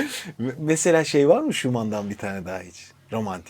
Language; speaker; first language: Turkish; native; Turkish